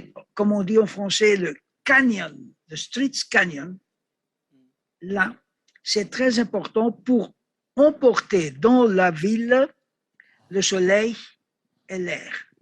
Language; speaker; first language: French; non-native, learner; Greek